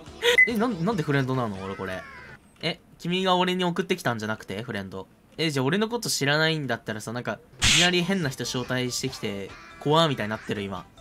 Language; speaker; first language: Japanese; native; Japanese